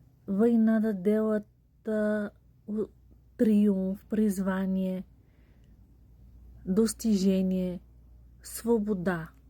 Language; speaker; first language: Russian; non-native, learner; Bulgarian